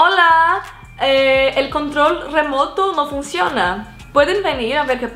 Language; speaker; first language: Spanish; non-native, fluent; Portuguese